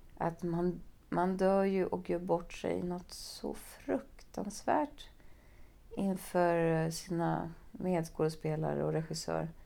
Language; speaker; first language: Swedish; native; Swedish